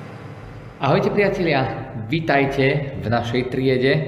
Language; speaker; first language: Slovak; native; Slovak